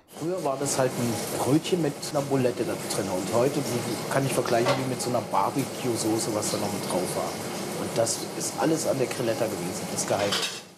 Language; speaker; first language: German; native; German